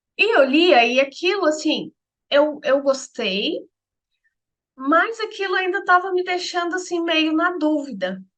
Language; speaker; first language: Portuguese; native; Portuguese